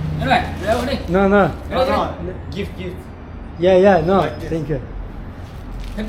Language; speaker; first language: English; non-native, learner; Turkish